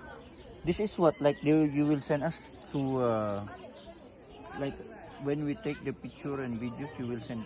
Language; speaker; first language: English; non-native, local second language; Filipino